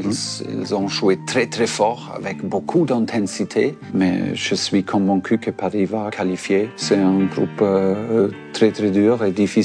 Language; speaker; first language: French; non-native, fluent; German